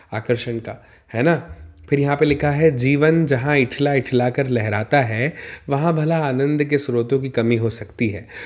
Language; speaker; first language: Hindi; native; Hindi